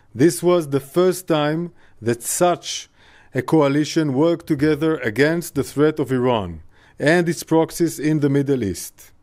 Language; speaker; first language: English; non-native, fluent; Hebrew